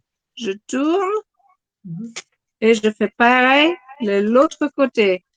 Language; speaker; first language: French; non-native, fluent; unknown